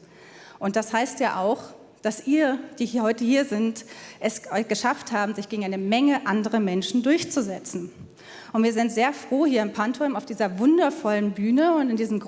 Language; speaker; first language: German; native; German